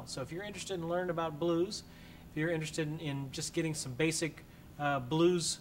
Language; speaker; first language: English; native; English